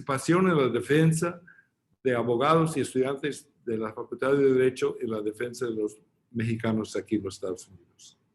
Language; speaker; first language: Spanish; non-native, fluent; English